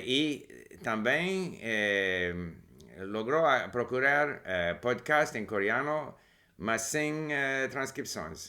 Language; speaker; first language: Spanish; non-native, fluent; English